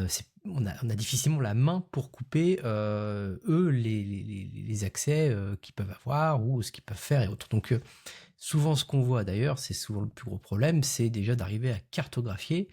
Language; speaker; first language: French; native; French